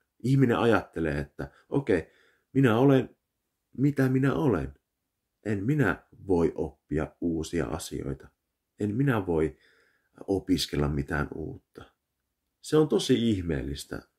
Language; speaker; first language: Finnish; early bilingual, heritage; Finnish